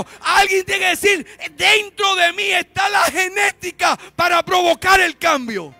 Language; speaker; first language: Spanish; native; Spanish